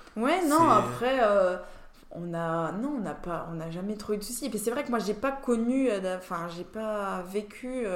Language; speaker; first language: French; native; French